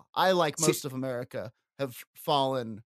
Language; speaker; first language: English; native; English